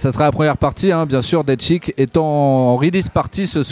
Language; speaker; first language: French; native; French